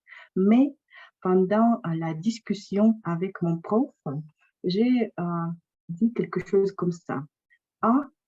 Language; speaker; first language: French; non-native, fluent; Russian